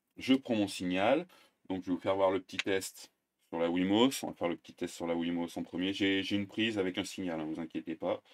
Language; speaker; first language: French; native; French